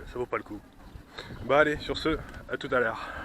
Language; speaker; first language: French; native; French